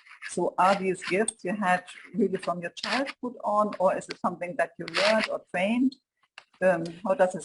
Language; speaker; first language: English; non-native, fluent; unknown